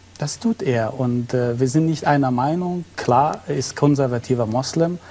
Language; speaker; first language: German; non-native, fluent; Arabic